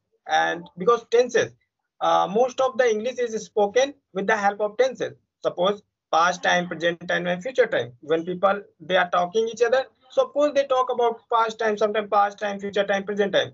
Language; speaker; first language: English; non-native, fluent; Hindi